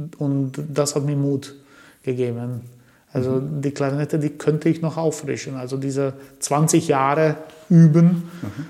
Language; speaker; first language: German; early bilingual, other home language; Croatian